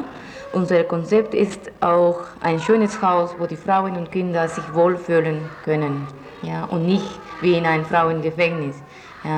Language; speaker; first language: German; non-native, fluent; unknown